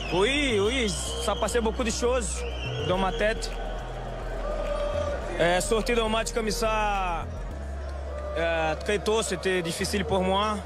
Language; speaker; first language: French; non-native, fluent; Portuguese